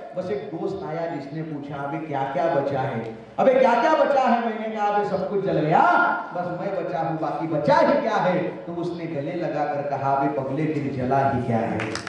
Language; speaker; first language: Hindi; non-native, local second language; Marathi